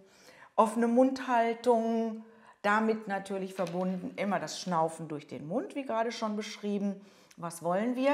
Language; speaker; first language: German; native; German